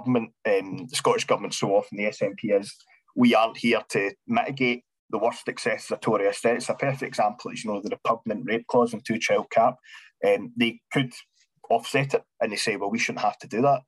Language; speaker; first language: English; native; English